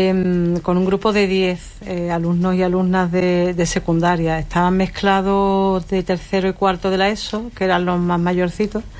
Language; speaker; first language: Spanish; native; Spanish